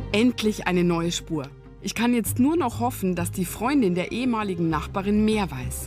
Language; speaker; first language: German; native; German